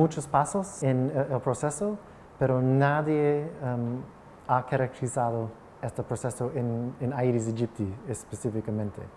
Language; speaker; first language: Spanish; non-native, fluent; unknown